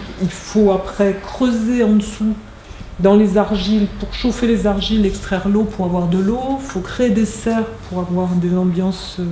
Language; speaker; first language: French; native; French